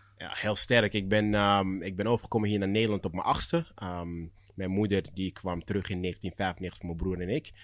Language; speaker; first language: Dutch; early bilingual, other home language; Akan